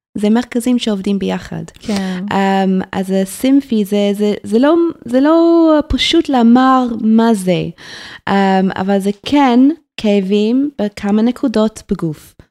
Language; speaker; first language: Hebrew; non-native, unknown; English